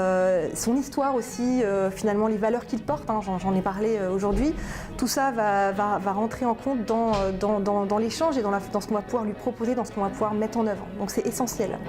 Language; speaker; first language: French; native; French